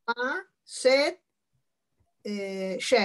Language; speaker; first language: French; non-native, learner; Spanish